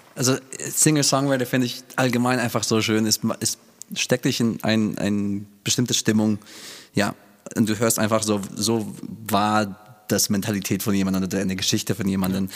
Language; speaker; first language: German; non-native, fluent; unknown